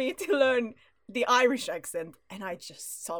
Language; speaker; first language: English; non-native, fluent; Hungarian